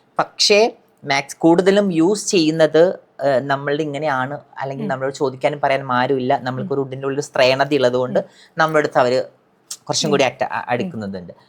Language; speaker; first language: Malayalam; native; Malayalam